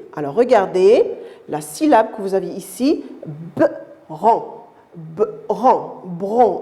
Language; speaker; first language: French; non-native, local second language; Arabic